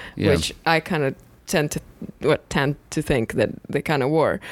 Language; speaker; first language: English; non-native, fluent; Russian